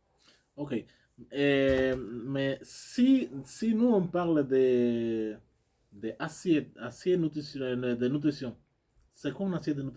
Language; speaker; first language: French; non-native, learner; Spanish